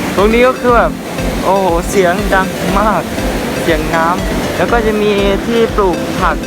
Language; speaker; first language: Thai; non-native, local second language; Malay